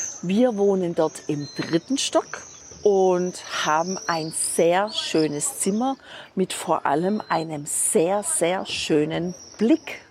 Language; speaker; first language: German; native; German